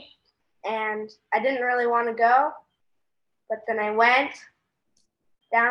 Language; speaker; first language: English; native; English